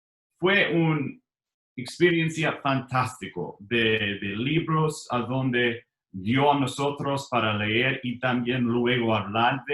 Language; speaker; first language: Spanish; non-native, learner; English